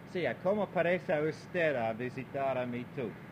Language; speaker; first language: Spanish; non-native, learner; English